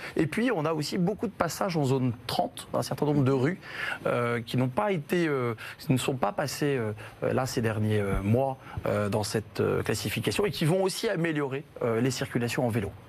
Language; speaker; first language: French; native; French